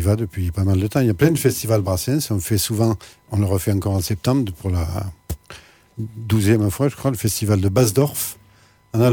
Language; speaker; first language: French; native; French